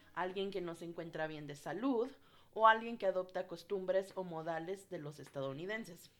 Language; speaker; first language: Spanish; early bilingual, heritage; Spanish